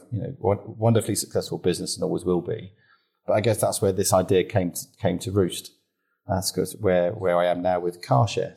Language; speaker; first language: English; native; English